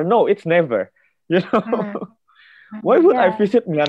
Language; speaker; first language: English; non-native, fluent; Indonesian